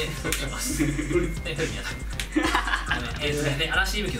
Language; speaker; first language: Japanese; native; Japanese